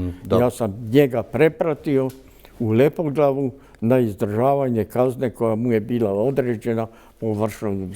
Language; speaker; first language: Croatian; native; Croatian